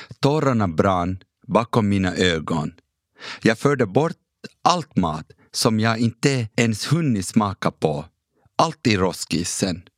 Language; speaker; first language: Swedish; early bilingual, other home language; Kurdish